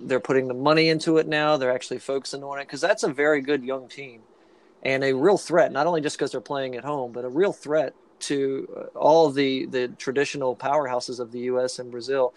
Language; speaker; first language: English; native; English